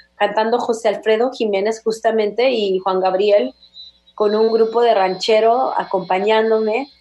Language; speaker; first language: Spanish; native; Spanish